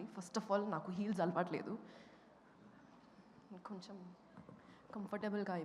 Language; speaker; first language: Telugu; non-native, fluent; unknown